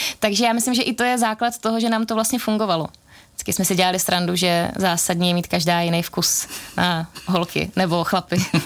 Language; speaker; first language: Czech; native; Czech